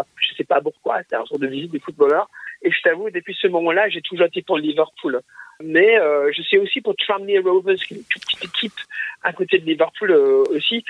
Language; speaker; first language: French; early bilingual, other home language; English